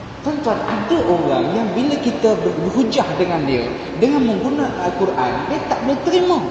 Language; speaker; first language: Malay; native; Malay